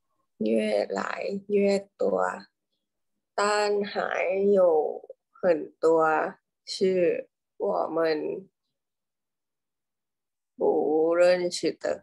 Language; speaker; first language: Chinese; non-native, learner; Thai